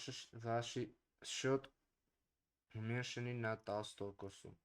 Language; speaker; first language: Russian; non-native, learner; Armenian